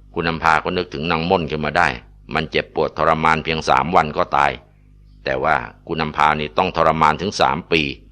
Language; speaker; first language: Thai; native; Thai